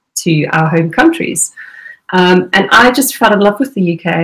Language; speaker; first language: English; native; English